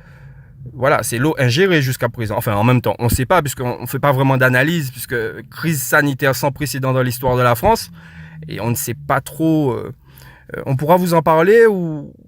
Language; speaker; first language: French; non-native, local second language; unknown